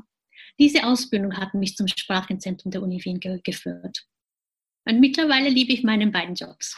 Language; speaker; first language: German; non-native, fluent; Japanese